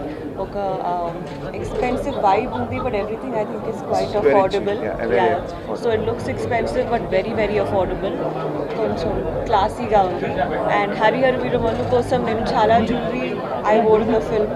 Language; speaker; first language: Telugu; non-native, learner; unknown